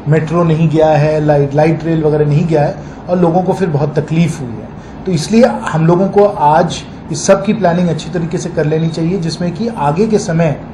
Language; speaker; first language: Hindi; native; Hindi